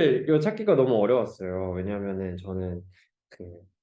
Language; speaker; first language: Korean; native; Korean